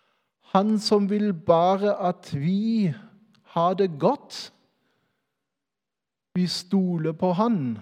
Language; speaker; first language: Norwegian; non-native, fluent; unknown